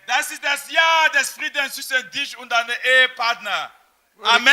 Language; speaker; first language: German; non-native, fluent; French